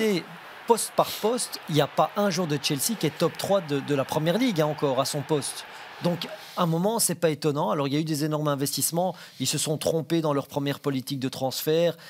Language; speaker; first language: French; native; French